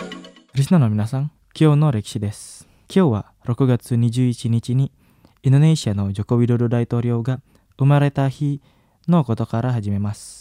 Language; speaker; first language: Japanese; non-native, fluent; Indonesian